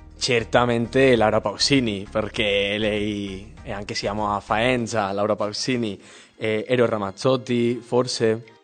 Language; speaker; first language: Italian; non-native, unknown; Spanish